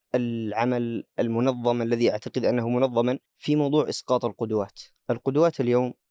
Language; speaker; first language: Arabic; native; Arabic